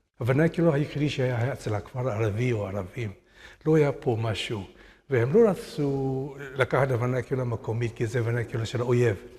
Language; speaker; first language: Hebrew; non-native, fluent; Burmese